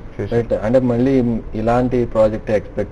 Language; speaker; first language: Telugu; native; Telugu